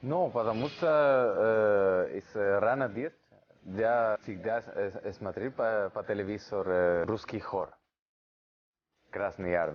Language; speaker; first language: Russian; non-native, learner; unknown